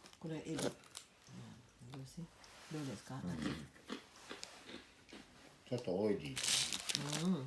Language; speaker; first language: Japanese; native; Japanese